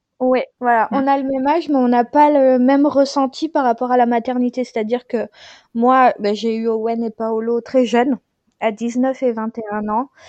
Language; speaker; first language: French; native; French